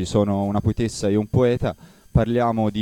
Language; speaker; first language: Italian; native; Italian